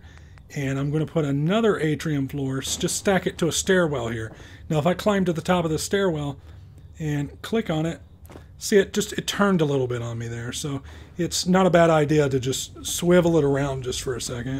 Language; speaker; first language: English; native; English